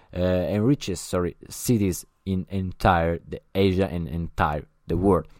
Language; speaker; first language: English; non-native, learner; Italian